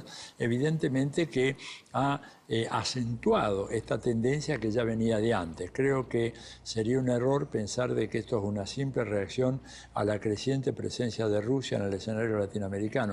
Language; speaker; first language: Spanish; native; Spanish